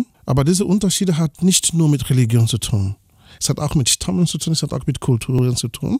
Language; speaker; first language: German; non-native, fluent; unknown